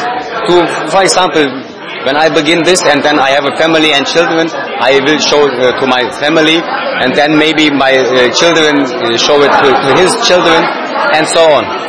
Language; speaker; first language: English; non-native, learner; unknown